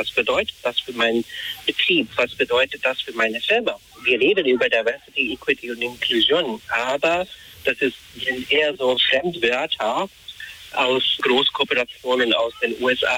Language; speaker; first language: German; non-native, fluent; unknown